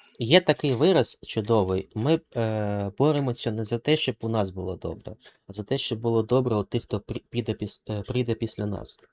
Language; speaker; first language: Ukrainian; non-native, local second language; Russian